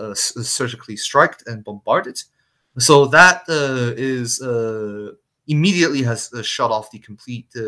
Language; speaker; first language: English; non-native, fluent; Chinese